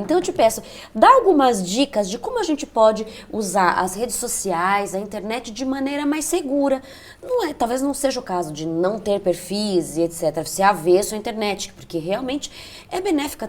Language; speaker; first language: Portuguese; native; Portuguese